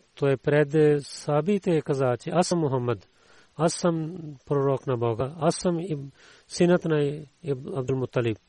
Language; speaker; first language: Bulgarian; non-native, learner; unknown